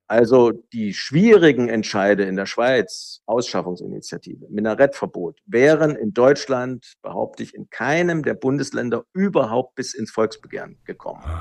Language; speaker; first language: German; native; German